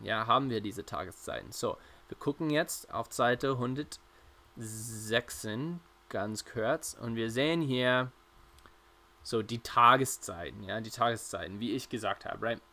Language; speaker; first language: German; non-native, fluent; English